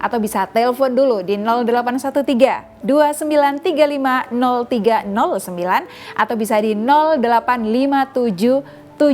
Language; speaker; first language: Indonesian; native; Indonesian